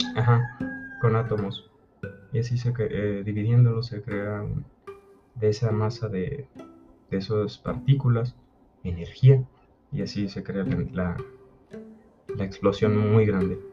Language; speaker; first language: Spanish; native; Spanish